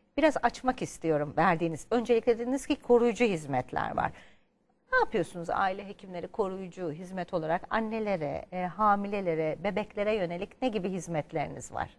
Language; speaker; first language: Turkish; native; Turkish